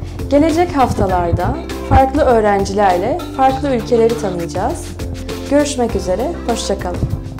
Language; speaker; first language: Turkish; native; Turkish